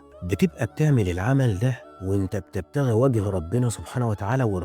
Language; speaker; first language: Arabic; native; Arabic